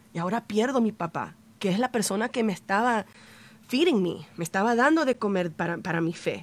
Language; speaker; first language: Spanish; early bilingual, heritage; Spanish